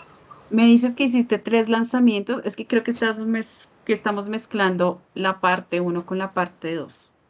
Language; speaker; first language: Spanish; native; Spanish